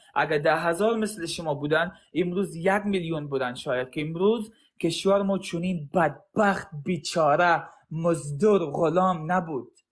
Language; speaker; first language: Persian; early bilingual, heritage; Arabic